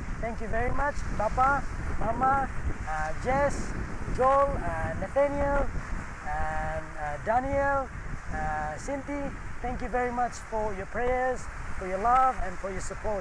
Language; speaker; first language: English; non-native, fluent; Indonesian